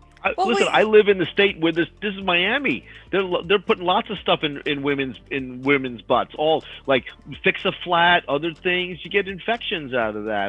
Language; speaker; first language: English; native; English